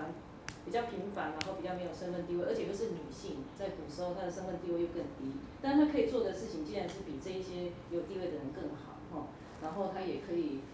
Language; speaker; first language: Chinese; native; Chinese